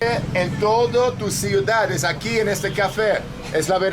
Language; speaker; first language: Spanish; non-native, learner; English